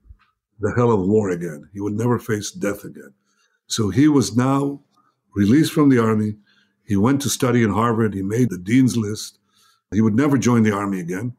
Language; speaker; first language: English; non-native, fluent; Hebrew